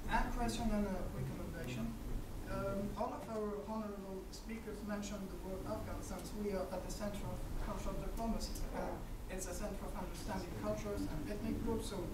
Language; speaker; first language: English; non-native, fluent; Persian